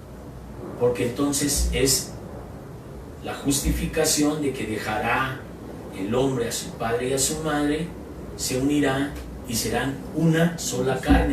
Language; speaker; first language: Spanish; native; Spanish